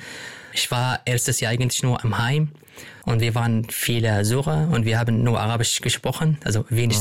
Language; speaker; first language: German; non-native, learner; Arabic